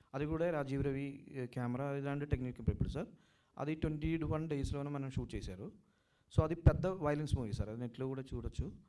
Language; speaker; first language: Telugu; non-native, learner; Malayalam